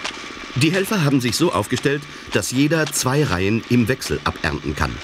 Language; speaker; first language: German; native; German